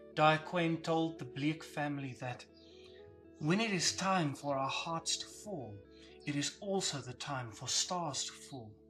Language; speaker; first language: English; non-native, local second language; Afrikaans